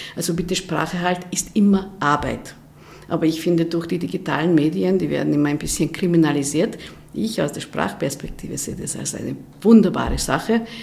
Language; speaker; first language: German; non-native, fluent; Hungarian